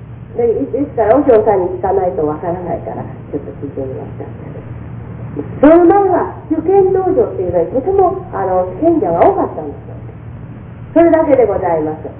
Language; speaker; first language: Japanese; native; Japanese